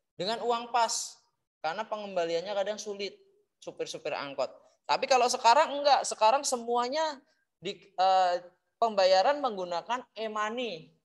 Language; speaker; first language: Indonesian; native; Indonesian